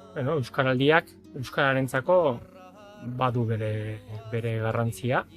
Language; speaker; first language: Basque; native; Basque